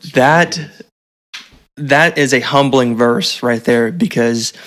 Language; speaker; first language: English; native; English